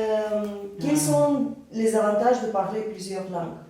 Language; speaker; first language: French; non-native, fluent; Russian